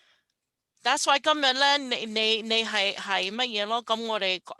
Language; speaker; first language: Cantonese; early bilingual, heritage; Cantonese